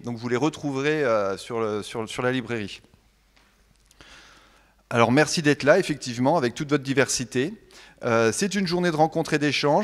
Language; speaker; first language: French; native; French